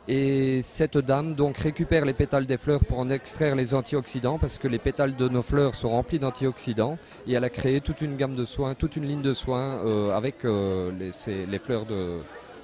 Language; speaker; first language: French; native; French